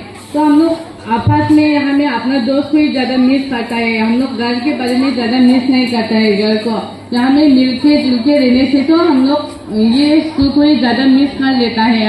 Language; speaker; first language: Hindi; non-native, local second language; Garo